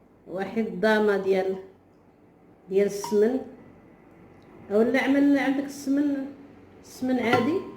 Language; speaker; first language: Arabic; native; Arabic